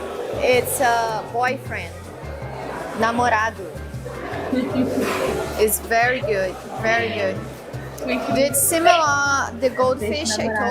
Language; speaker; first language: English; non-native, learner; Portuguese